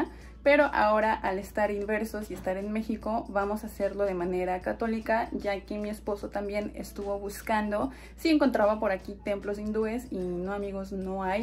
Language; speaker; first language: Spanish; native; Spanish